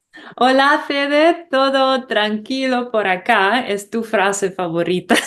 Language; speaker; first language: Spanish; non-native, learner; English